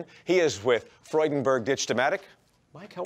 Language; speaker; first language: English; native; English